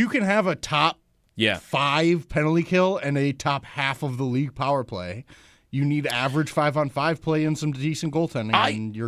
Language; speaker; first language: English; native; English